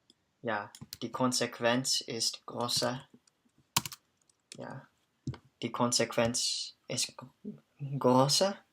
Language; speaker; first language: German; non-native, learner; English